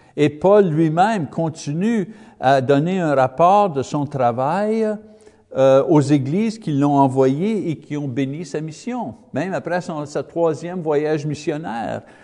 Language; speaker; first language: French; native; French